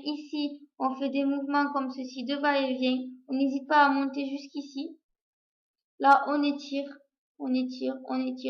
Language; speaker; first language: French; native; French